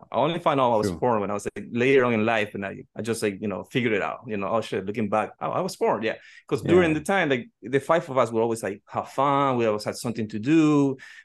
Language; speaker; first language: English; non-native, fluent; Spanish